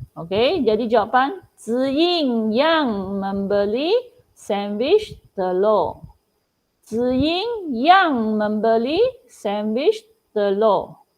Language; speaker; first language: Malay; non-native, local second language; Chinese